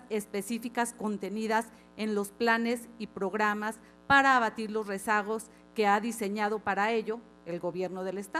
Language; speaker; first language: Spanish; native; Spanish